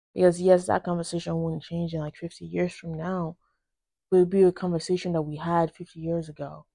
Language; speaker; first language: English; non-native, local second language; Yoruba